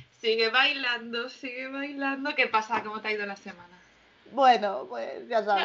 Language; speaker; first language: Spanish; native; Spanish